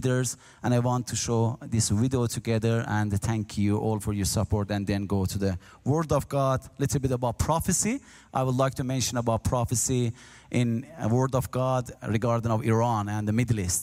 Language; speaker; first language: English; non-native, learner; Azerbaijani